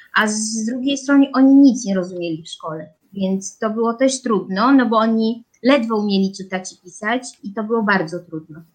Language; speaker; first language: Polish; early bilingual, heritage; Polish